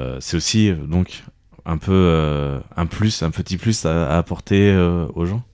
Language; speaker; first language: French; native; French